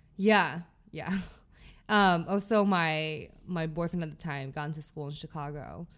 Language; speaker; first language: English; early bilingual, other home language; Chinese